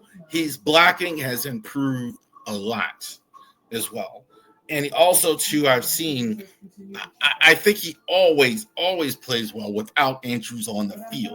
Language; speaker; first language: English; native; English